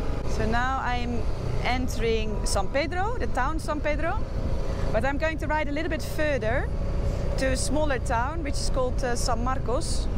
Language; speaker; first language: English; non-native, fluent; Dutch